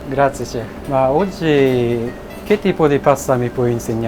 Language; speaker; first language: Italian; non-native, learner; Japanese